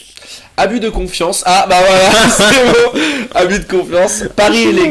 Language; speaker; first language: French; native; French